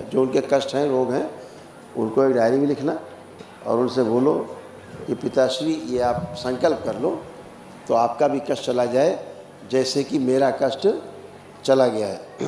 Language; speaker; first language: Hindi; native; Hindi